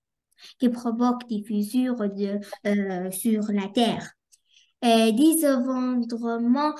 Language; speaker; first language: French; non-native, learner; Arabic